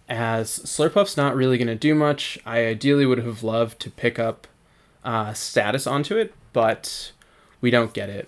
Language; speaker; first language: English; native; English